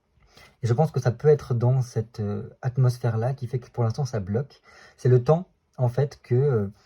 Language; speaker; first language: French; native; French